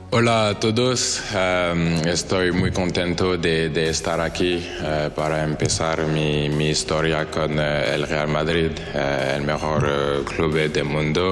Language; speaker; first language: Spanish; non-native, learner; French